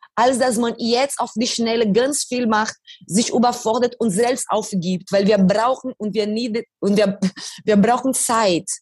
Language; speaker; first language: German; non-native, fluent; Portuguese